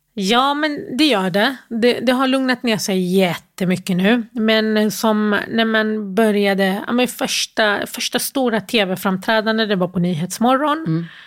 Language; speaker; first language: Swedish; early bilingual, other home language; Arabic